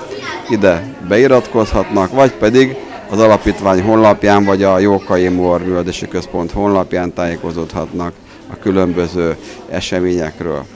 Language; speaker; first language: Hungarian; native; Hungarian